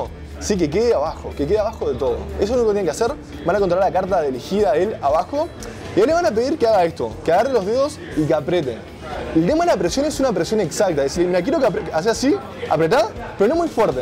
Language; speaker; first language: Spanish; native; Spanish